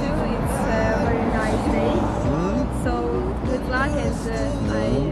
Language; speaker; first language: English; non-native, learner; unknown